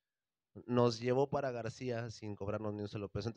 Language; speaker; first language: Spanish; native; Spanish